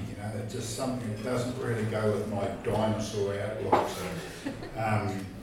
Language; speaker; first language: English; native; English